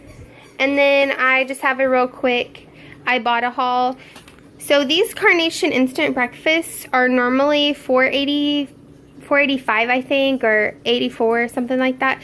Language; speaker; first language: English; native; English